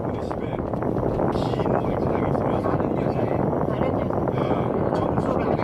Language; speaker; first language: Korean; native; Korean